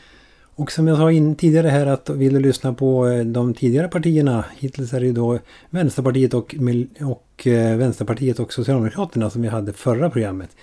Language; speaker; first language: Swedish; native; Swedish